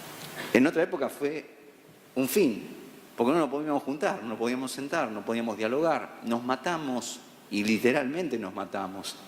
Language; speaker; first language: Spanish; native; Spanish